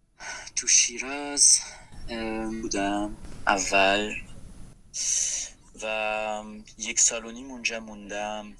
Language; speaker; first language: Persian; non-native, fluent; French